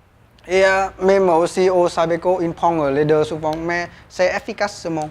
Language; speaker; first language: French; non-native, learner; Vietnamese